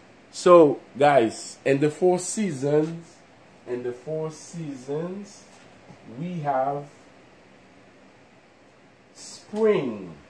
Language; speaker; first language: English; non-native, fluent; Haitian Creole